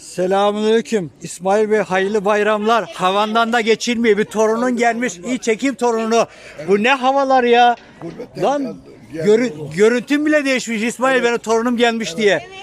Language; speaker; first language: Turkish; native; Turkish